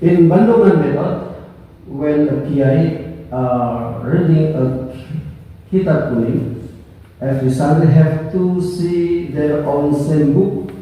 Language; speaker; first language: English; non-native, learner; Indonesian